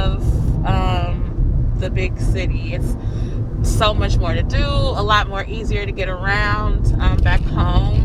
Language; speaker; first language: English; native; English